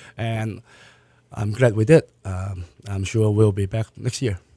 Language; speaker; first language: English; non-native, local second language; Cantonese